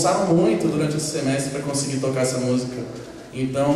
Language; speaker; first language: Portuguese; native; Portuguese